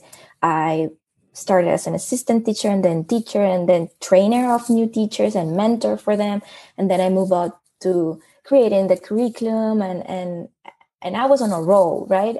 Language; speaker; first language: English; non-native, fluent; Spanish